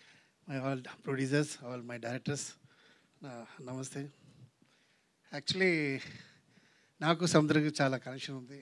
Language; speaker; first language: Telugu; non-native, learner; Tamil